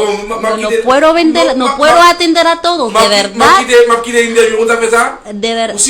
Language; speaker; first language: Spanish; non-native, fluent; Haitian Creole